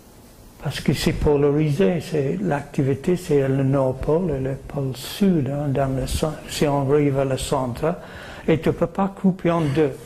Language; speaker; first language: French; non-native, fluent; English